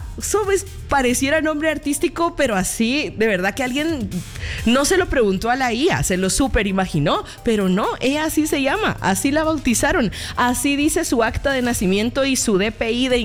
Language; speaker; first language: Spanish; native; Spanish